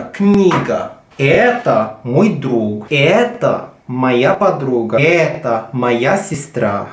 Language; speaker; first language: Russian; non-native, fluent; English